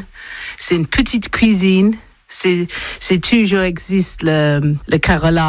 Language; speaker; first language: French; non-native, learner; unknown